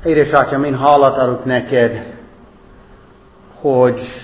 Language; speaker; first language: Hungarian; non-native, fluent; English